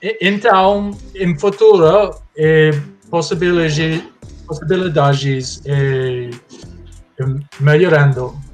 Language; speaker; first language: Portuguese; non-native, learner; English